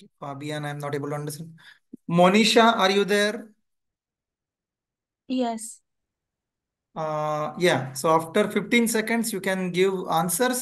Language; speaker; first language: English; non-native, local second language; Hindi